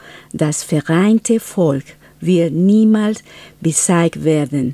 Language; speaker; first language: German; non-native, fluent; Spanish